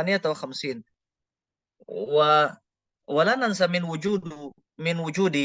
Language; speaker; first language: Arabic; non-native, learner; Indonesian